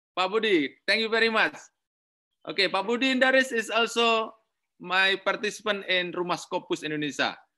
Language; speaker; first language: English; non-native, learner; Indonesian